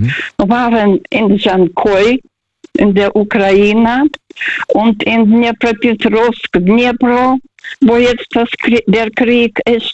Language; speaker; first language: German; early bilingual, other home language; Russian